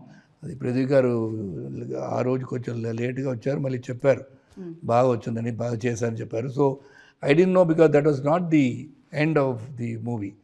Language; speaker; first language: Telugu; non-native, fluent; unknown